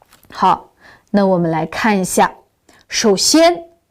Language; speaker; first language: Chinese; non-native, local second language; Uyghur